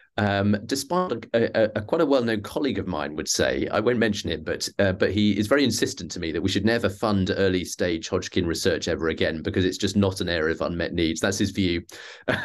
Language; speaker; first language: English; native; English